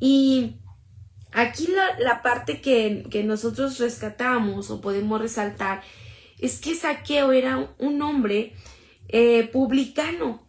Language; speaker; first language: Spanish; native; Spanish